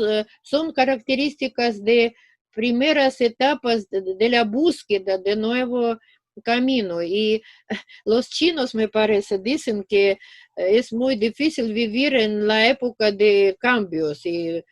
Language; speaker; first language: Spanish; non-native, fluent; Russian